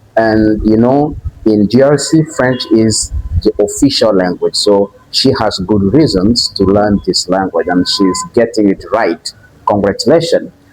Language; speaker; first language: English; non-native, fluent; French